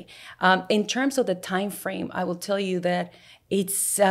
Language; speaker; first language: English; native; English